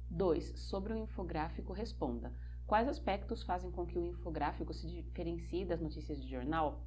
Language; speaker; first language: Portuguese; native; Portuguese